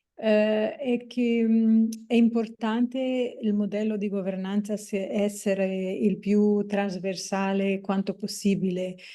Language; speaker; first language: Italian; non-native, fluent; Portuguese